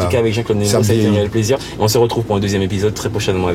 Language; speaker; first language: French; native; French